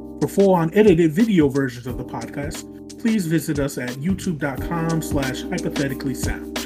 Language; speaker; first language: English; native; English